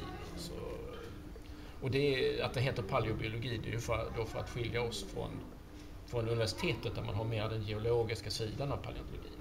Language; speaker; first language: Swedish; native; Swedish